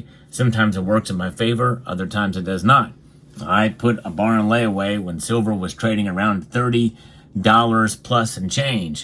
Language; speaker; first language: English; native; English